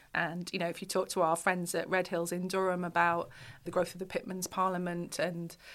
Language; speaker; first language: English; native; English